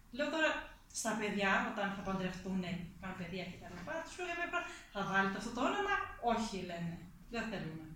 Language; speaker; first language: Greek; early bilingual, heritage; Greek